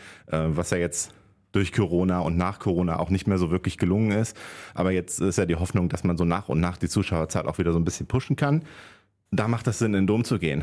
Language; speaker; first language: German; native; German